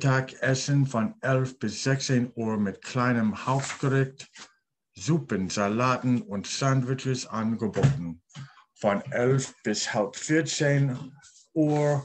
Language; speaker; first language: German; non-native, learner; English